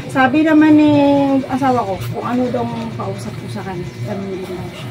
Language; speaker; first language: Filipino; native; Filipino